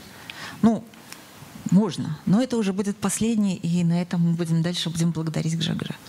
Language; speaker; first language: Russian; native; Russian